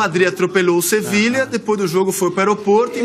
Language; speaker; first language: Portuguese; native; Portuguese